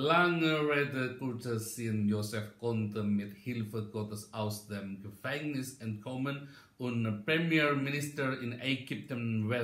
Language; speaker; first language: German; non-native, learner; Indonesian